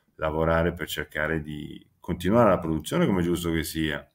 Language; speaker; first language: Italian; native; Italian